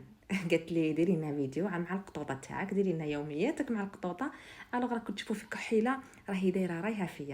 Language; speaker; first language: Arabic; native; Arabic